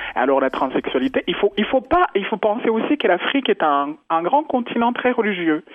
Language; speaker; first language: French; non-native, local second language; Kinyarwanda